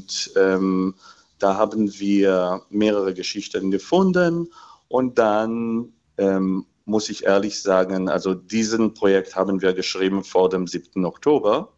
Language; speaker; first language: German; non-native, fluent; Hebrew